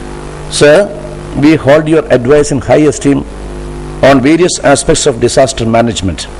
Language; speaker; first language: English; non-native, local second language; Malayalam